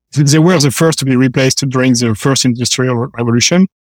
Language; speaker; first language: English; non-native, fluent; French